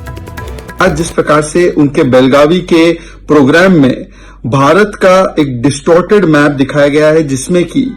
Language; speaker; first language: Hindi; native; Hindi